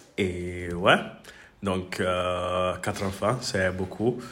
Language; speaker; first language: French; non-native, learner; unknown